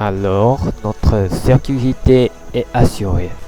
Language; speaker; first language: French; non-native, learner; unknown